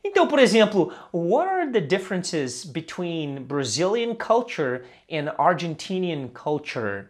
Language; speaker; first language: English; non-native, fluent; Portuguese